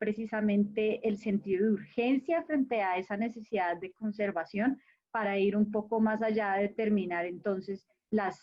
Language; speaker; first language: Spanish; native; Spanish